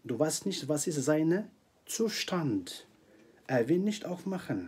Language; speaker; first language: German; non-native, fluent; Arabic